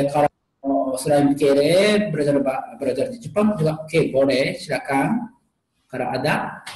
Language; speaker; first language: Indonesian; non-native, learner; Japanese